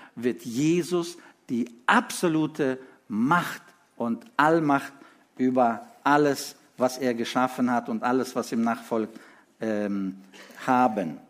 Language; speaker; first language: German; early bilingual, other home language; Russian